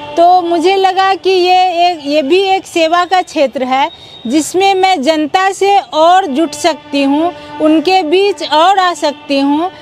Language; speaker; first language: Hindi; native; Hindi